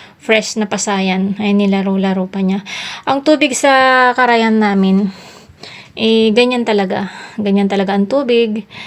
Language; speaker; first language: Filipino; non-native, local second language; Iloko